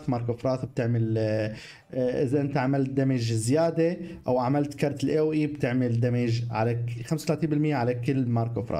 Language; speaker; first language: Arabic; native; Arabic